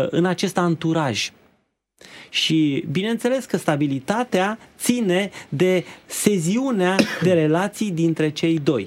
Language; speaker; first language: Romanian; native; Romanian